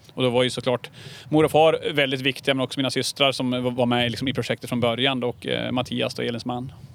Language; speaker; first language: Swedish; native; Swedish